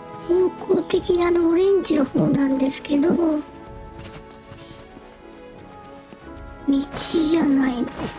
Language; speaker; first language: Japanese; native; Japanese